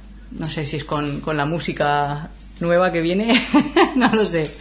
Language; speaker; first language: Spanish; native; Spanish